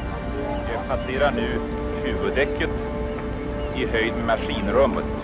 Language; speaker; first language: Swedish; native; Swedish